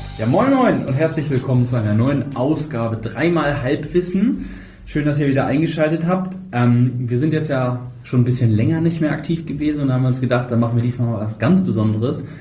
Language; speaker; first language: German; native; German